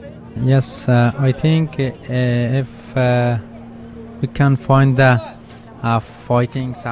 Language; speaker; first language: English; non-native, learner; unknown